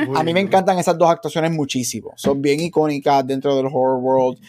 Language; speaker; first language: Spanish; native; Spanish